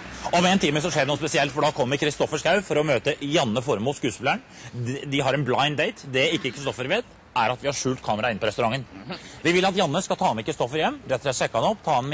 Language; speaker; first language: Norwegian; native; Norwegian